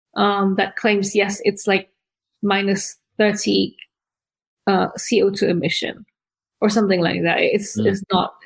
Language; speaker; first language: English; early bilingual, other home language; Indonesian